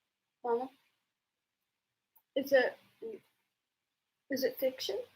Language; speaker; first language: English; native; English